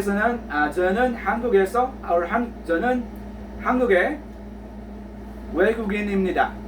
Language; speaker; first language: Korean; non-native, learner; Filipino